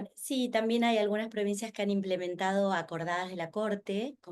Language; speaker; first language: Spanish; native; Spanish